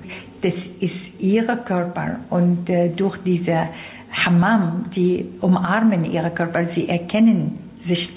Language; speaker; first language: German; non-native, fluent; Arabic